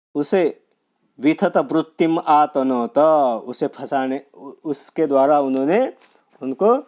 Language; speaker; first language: Hindi; non-native, local second language; Marathi